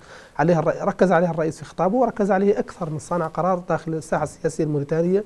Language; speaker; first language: Arabic; native; Arabic